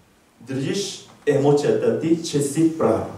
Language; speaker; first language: Bulgarian; non-native, learner; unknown